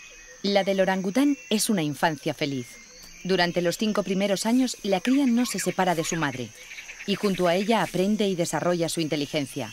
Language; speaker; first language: Spanish; native; Spanish